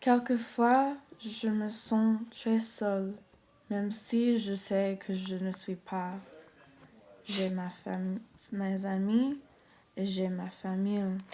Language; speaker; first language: French; non-native, learner; English